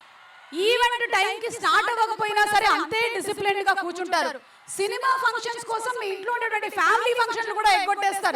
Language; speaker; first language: Telugu; native; Telugu